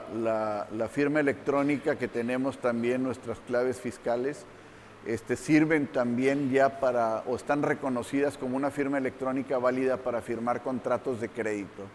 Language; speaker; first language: Spanish; native; Spanish